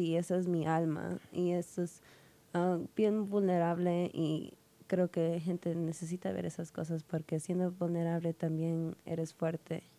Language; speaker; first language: Spanish; early bilingual, heritage; Spanish